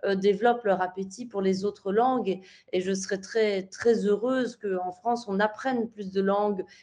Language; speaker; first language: French; native; French